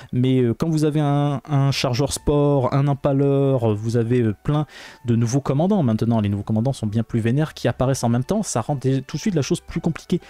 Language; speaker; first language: French; native; French